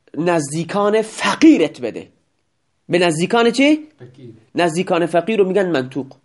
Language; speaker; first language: Persian; non-native, local second language; Baluchi